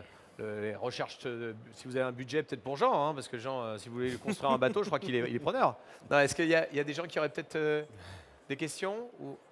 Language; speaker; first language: French; native; French